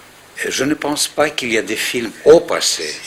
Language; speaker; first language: French; non-native, fluent; Greek